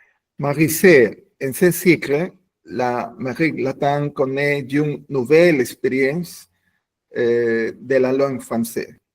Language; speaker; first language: French; non-native, learner; Spanish